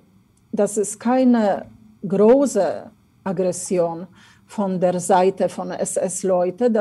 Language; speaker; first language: German; non-native, fluent; Polish